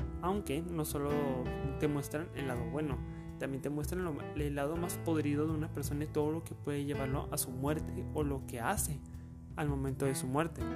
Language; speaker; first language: Spanish; native; Spanish